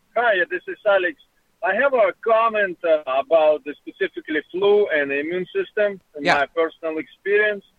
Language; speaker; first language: English; non-native, learner; Russian